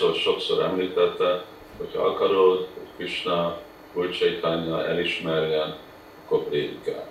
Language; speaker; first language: Hungarian; early bilingual, heritage; Hungarian